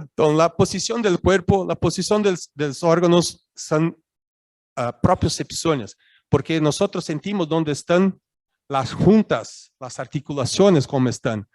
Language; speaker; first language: Spanish; non-native, fluent; Portuguese